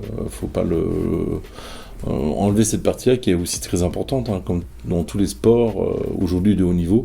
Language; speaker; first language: French; native; French